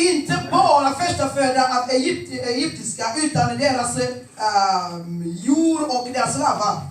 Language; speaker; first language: Swedish; non-native, fluent; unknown